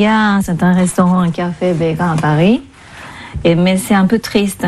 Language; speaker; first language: French; non-native, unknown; Japanese